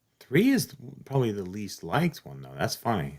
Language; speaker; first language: English; native; English